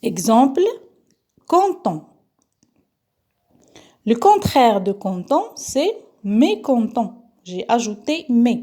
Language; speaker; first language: French; non-native, local second language; Arabic